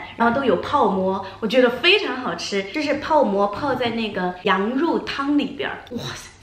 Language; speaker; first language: Chinese; native; Chinese